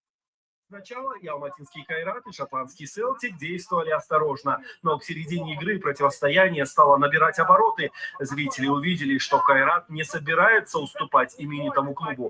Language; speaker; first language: Russian; native; Russian